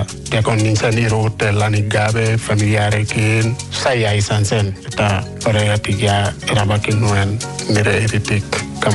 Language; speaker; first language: Basque; non-native, learner; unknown